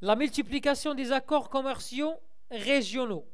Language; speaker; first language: French; non-native, local second language; Arabic